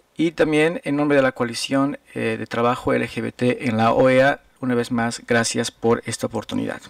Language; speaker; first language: Spanish; native; Spanish